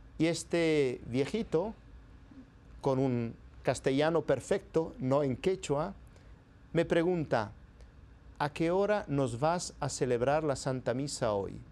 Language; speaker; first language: Spanish; non-native, fluent; Italian